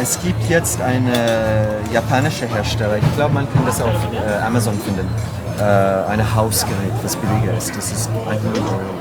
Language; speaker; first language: German; non-native, learner; French